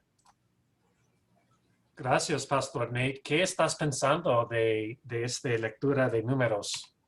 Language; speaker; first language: Spanish; non-native, fluent; English